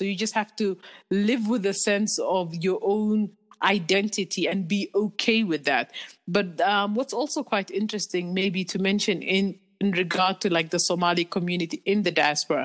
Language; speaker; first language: English; non-native, local second language; Somali